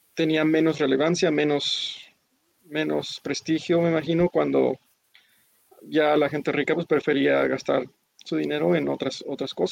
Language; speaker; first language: Spanish; early bilingual, heritage; English